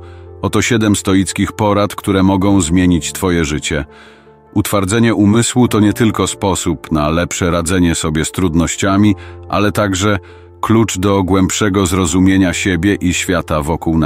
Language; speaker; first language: Polish; native; Polish